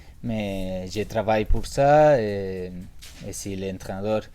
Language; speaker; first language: French; non-native, learner; Spanish